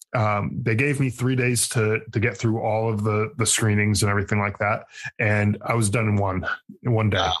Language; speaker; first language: English; native; English